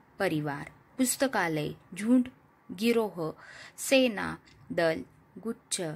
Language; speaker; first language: Hindi; non-native, local second language; Marathi